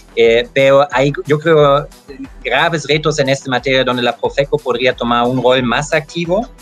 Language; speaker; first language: Spanish; non-native, fluent; German